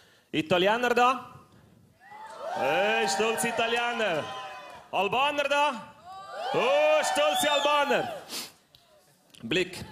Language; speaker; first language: German; early bilingual, other home language; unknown